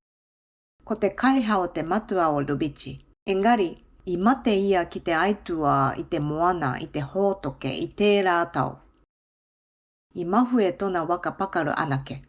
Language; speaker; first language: Māori; non-native, fluent; Japanese